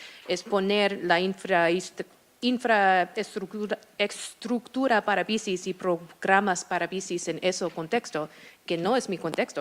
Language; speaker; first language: Spanish; non-native, fluent; English